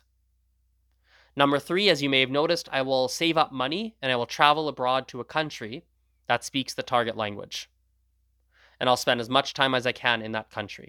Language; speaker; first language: English; early bilingual, other home language; Gujarati